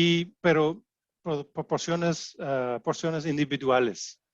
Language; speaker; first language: Spanish; non-native, fluent; French